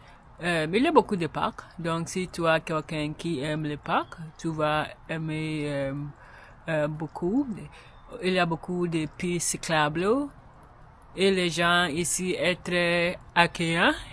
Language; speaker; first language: French; non-native, learner; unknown